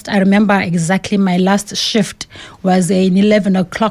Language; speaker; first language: English; non-native, local second language; Xhosa